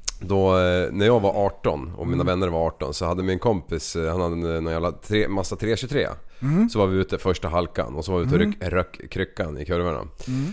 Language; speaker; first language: Swedish; native; Swedish